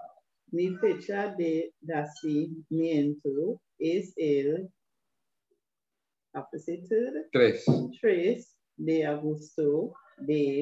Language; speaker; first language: Spanish; non-native, learner; English